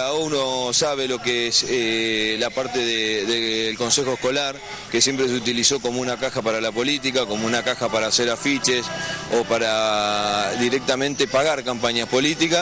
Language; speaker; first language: Spanish; native; Spanish